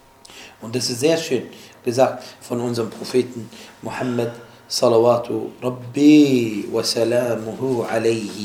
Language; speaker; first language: German; non-native, fluent; Arabic